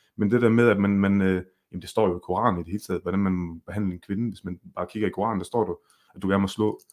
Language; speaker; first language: Danish; early bilingual, other home language; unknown